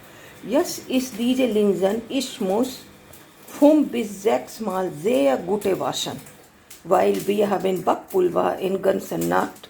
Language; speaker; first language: German; non-native, learner; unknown